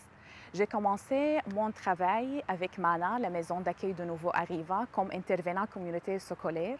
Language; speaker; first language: French; non-native, learner; Arabic